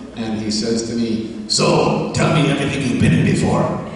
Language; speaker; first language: English; native; English